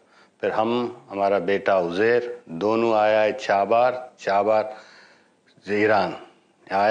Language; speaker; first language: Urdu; non-native, learner; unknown